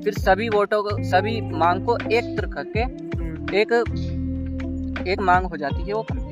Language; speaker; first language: Hindi; native; Hindi